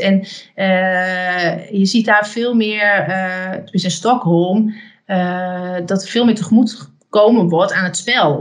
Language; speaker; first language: Dutch; native; Dutch